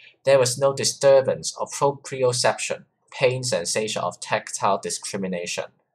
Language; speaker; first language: English; non-native, local second language; Cantonese